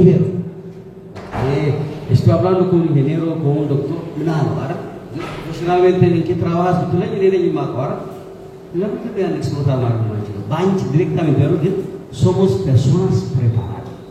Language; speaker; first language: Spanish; non-native, fluent; Amharic